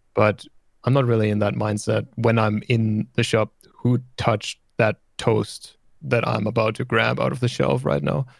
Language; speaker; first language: English; non-native, fluent; German